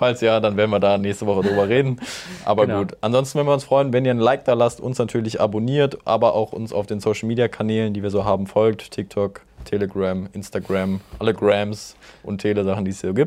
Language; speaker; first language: German; native; German